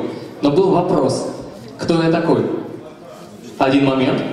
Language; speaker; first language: Russian; native; Russian